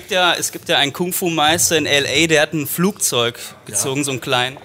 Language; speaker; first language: German; native; German